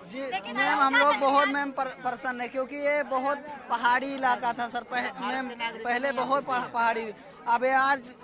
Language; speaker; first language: Hindi; native; Hindi